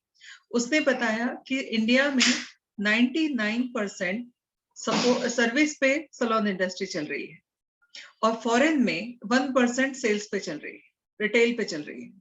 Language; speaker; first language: Hindi; native; Hindi